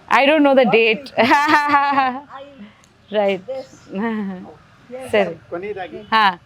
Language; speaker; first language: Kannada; non-native, fluent; Bangla